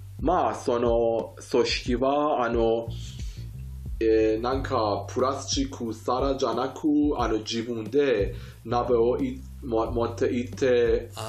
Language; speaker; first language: Japanese; non-native, fluent; Persian